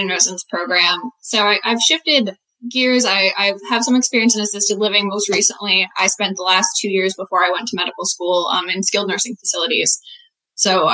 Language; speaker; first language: English; native; English